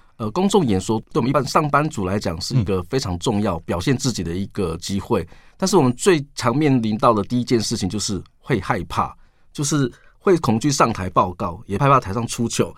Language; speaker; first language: Chinese; native; Chinese